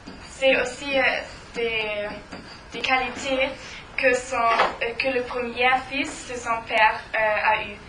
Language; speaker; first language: French; non-native, learner; German